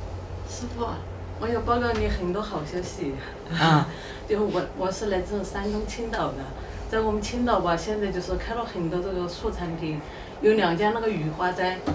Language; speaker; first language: Chinese; native; Chinese